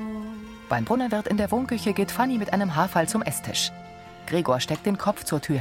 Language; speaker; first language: German; native; German